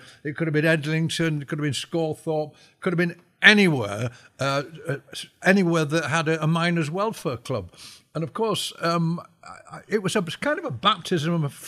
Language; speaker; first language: English; native; English